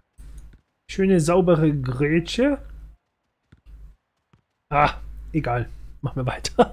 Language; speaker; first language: German; native; German